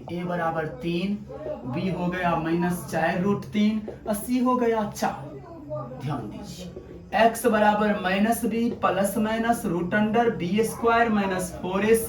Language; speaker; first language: Hindi; native; Hindi